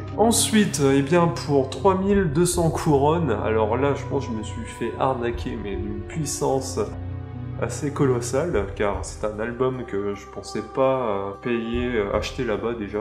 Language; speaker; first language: French; native; French